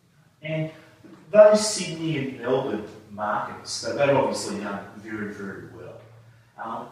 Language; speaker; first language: English; native; English